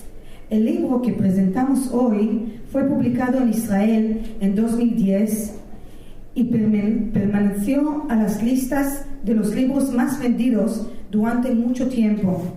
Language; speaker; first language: Spanish; non-native, fluent; Hebrew